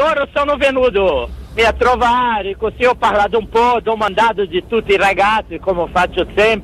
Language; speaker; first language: Italian; non-native, fluent; Portuguese